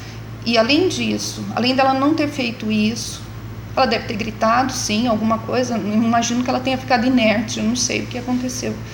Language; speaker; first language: Portuguese; native; Portuguese